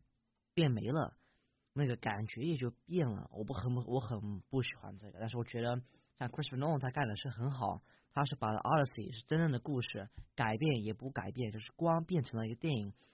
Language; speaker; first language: Chinese; early bilingual, heritage; English